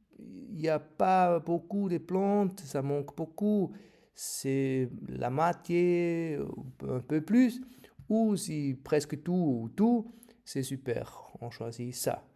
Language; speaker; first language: French; non-native, learner; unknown